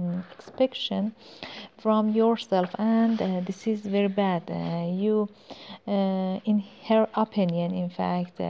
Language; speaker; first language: English; non-native, learner; Persian